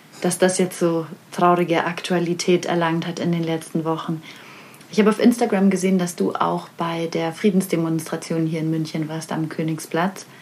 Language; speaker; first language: German; native; German